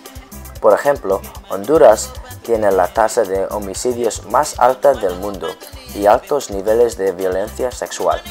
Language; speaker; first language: Spanish; non-native, learner; English